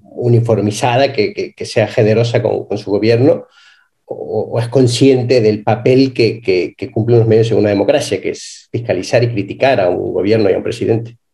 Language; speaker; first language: Spanish; native; Spanish